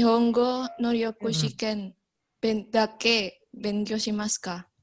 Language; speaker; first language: Japanese; non-native, learner; Indonesian